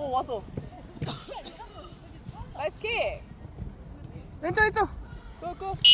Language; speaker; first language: Korean; native; Korean